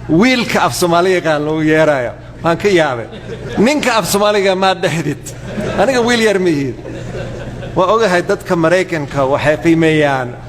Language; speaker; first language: Somali; non-native, fluent; English